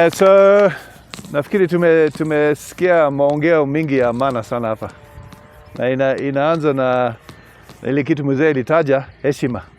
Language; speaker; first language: Swahili; non-native, local second language; English